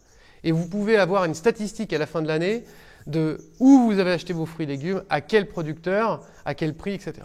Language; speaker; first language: French; native; French